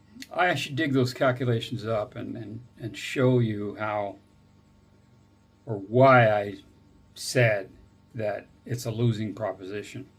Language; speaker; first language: English; native; English